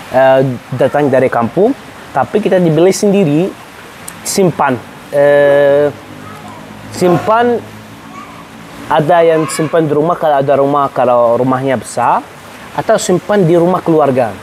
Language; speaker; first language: Indonesian; non-native, learner; Arabic